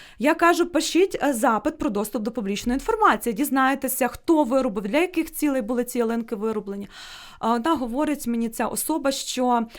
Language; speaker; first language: Ukrainian; native; Ukrainian